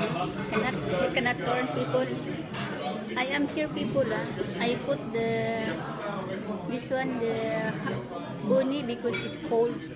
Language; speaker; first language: English; non-native, local second language; Filipino